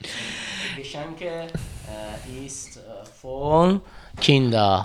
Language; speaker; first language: German; non-native, learner; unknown